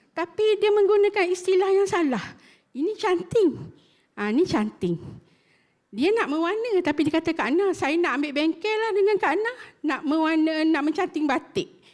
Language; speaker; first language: Malay; native; Malay